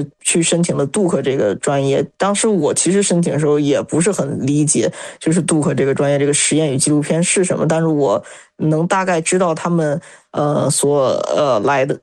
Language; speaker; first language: Chinese; native; Chinese